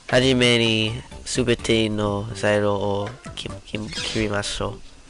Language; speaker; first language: Japanese; non-native, learner; English